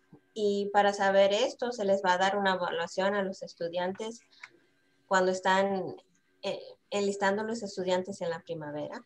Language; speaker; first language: Spanish; early bilingual, heritage; Spanish